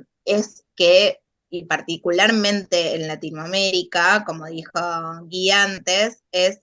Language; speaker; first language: Spanish; native; Spanish